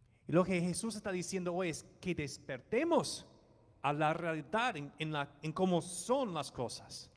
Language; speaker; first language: Spanish; non-native, fluent; English